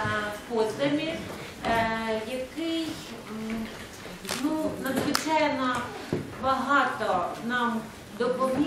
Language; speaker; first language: Ukrainian; non-native, local second language; Russian